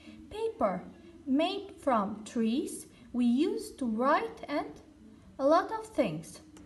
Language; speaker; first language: English; non-native, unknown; Albanian